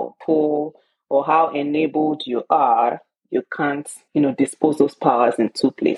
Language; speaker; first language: English; non-native, local second language; Yoruba